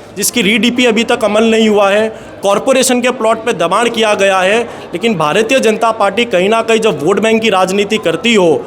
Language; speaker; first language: Hindi; non-native, local second language; Gujarati